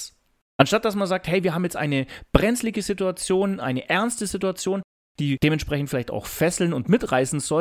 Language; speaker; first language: German; native; German